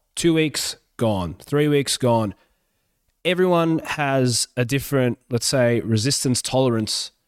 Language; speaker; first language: English; early bilingual, other home language; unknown